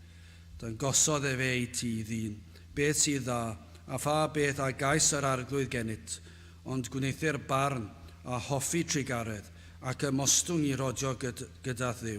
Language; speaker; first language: Welsh; native; Welsh